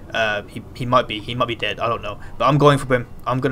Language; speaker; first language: English; native; English